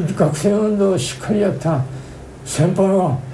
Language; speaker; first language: Japanese; native; Japanese